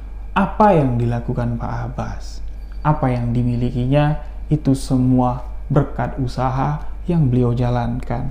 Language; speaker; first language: Indonesian; native; Indonesian